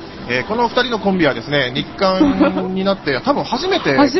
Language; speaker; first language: Japanese; native; Japanese